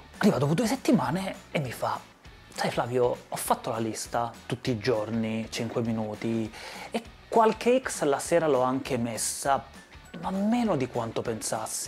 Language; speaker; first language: Italian; native; Italian